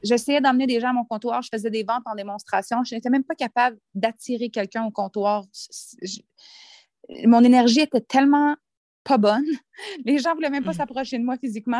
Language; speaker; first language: French; native; French